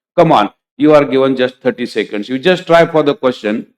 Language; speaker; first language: Hindi; non-native, local second language; Marathi